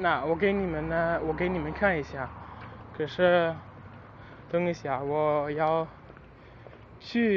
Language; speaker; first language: Chinese; non-native, learner; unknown